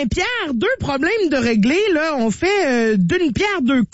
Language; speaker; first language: French; native; French